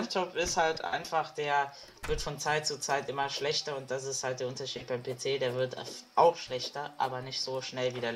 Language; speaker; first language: German; native; German